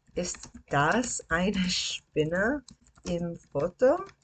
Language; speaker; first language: German; non-native, learner; English